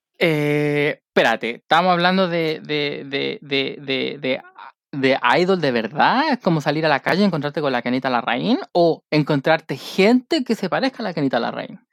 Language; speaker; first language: Spanish; native; Spanish